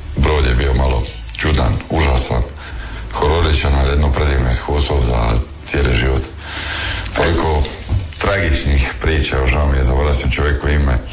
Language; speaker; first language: Croatian; native; Croatian